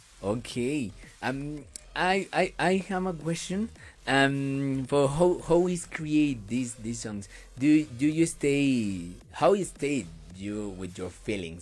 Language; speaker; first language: English; non-native, learner; Spanish